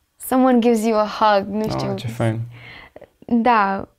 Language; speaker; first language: Romanian; early bilingual, heritage; Romanian